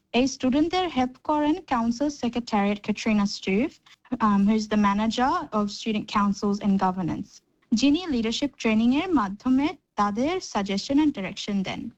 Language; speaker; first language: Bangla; early bilingual, heritage; Bangla